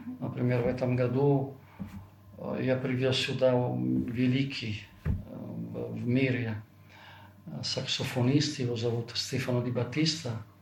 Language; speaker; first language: Russian; non-native, fluent; Italian